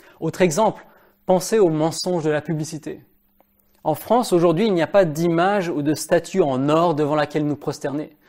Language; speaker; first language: French; native; French